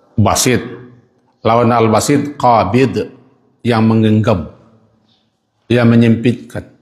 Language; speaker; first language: Malay; non-native, local second language; Minangkabau